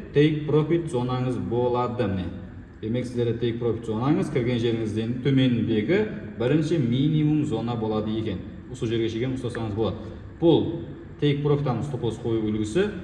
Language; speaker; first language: Uzbek; non-native, local second language; Kara-Kalpak